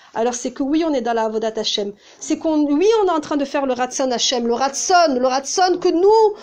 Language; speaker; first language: French; early bilingual, heritage; Hebrew